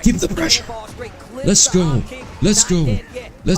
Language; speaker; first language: English; non-native, local second language; Arabic